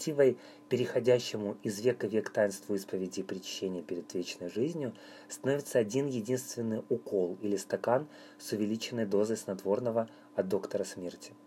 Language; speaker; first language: Russian; native; Russian